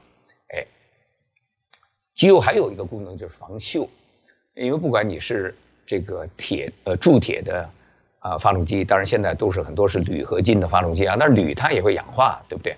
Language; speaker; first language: Chinese; native; Chinese